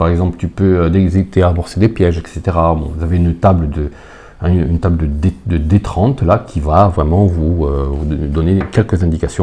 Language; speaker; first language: French; native; French